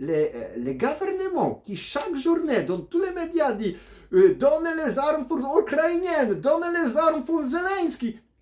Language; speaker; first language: French; non-native, learner; Polish